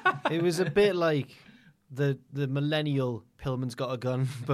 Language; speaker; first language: English; native; English